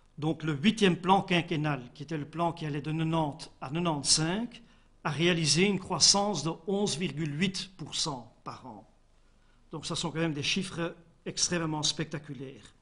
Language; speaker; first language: French; native; French